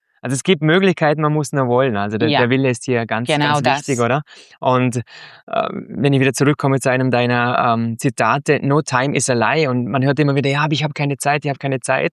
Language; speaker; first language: German; native; German